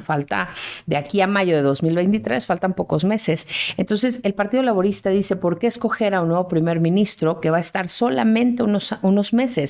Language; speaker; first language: Spanish; native; Spanish